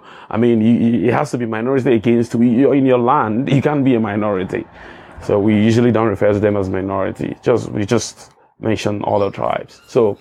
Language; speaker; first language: English; non-native, local second language; Igbo